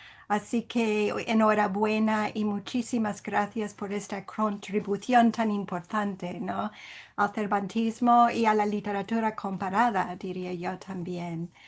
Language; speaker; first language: Spanish; non-native, fluent; English